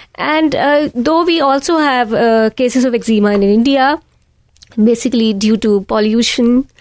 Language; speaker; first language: English; non-native, local second language; Hindi